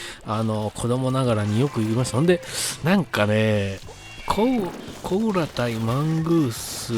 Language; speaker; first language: Japanese; native; Japanese